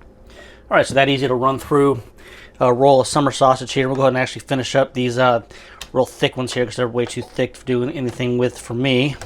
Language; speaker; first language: English; native; English